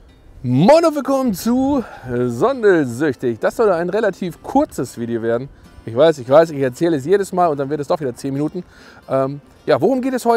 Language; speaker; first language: German; native; German